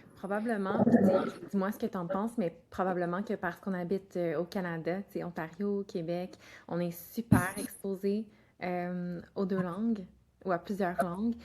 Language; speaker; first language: French; native; French